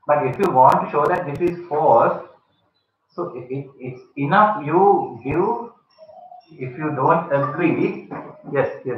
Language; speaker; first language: English; non-native, local second language; Sinhala